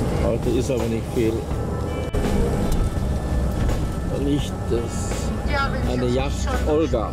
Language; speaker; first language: German; native; German